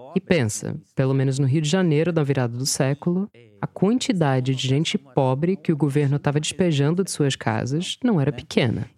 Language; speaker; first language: Portuguese; non-native, fluent; English